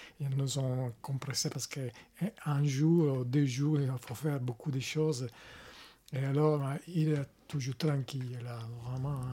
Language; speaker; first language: French; non-native, learner; Italian